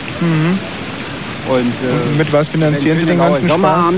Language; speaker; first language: German; native; German